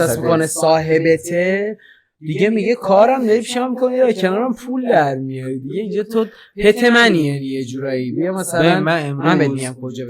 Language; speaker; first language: Persian; native; Persian